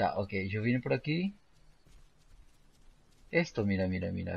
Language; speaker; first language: Spanish; non-native, fluent; Portuguese